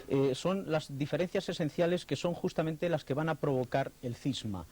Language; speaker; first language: Spanish; native; Spanish